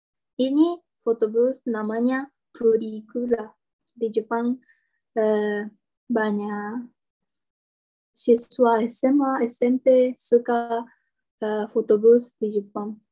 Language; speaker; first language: Indonesian; non-native, learner; Japanese